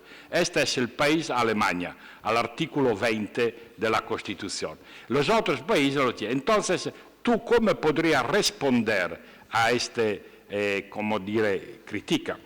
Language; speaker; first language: Spanish; non-native, learner; Italian